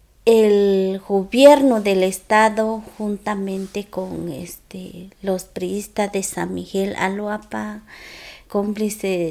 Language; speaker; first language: Spanish; non-native, local second language; Zapotec